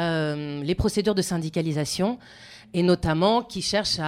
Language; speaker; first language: French; native; French